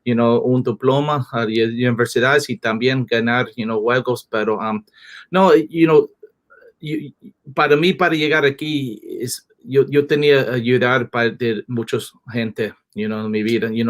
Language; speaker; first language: Spanish; non-native, learner; English